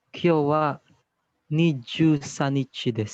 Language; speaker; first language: Japanese; non-native, learner; Filipino